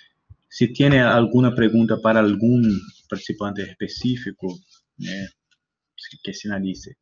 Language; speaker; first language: Spanish; non-native, learner; Portuguese